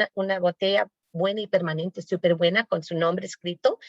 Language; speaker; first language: Spanish; native; Spanish